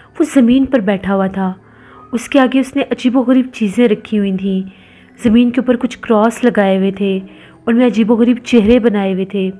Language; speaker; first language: Urdu; native; Urdu